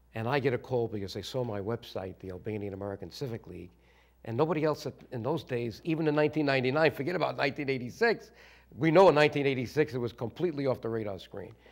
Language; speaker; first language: English; native; English